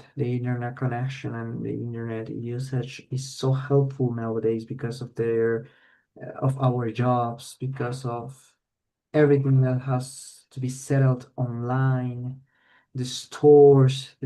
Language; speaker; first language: English; non-native, fluent; Spanish